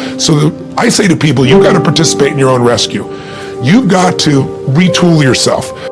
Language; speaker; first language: English; native; English